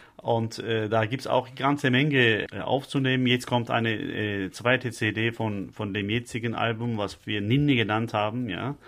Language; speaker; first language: German; non-native, fluent; Turkish